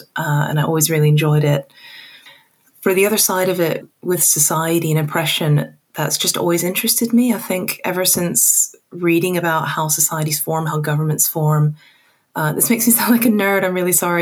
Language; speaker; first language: English; native; English